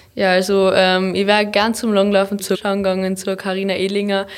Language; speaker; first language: German; native; German